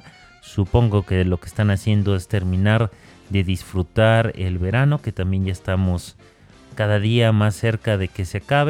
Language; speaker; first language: Spanish; native; Spanish